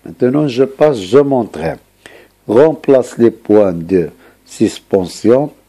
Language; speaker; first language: French; non-native, local second language; Arabic